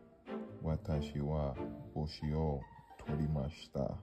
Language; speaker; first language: Japanese; non-native, learner; English